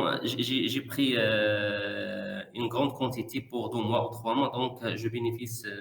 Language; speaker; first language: French; non-native, learner; Arabic